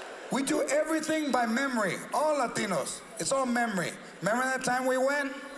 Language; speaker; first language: English; early bilingual, other home language; Spanish